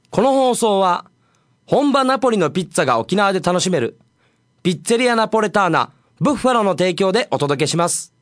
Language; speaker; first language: Japanese; native; Japanese